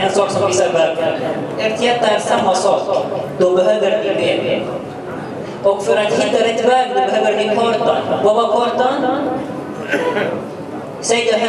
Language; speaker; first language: Swedish; early bilingual, other home language; Arabic